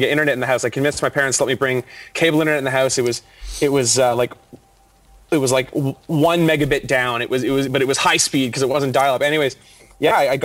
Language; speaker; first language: English; native; English